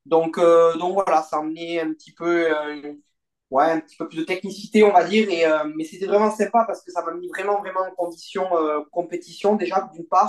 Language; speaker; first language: French; native; French